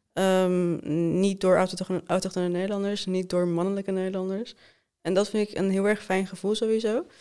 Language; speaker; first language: Dutch; early bilingual, other home language; Persian